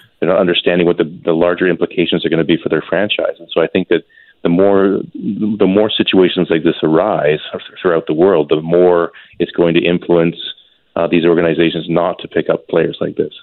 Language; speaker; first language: English; native; English